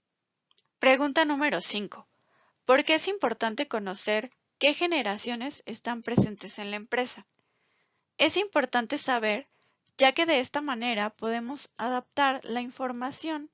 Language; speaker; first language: Spanish; native; Spanish